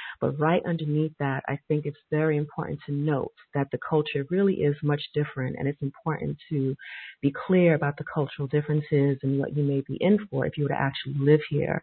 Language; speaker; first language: English; native; English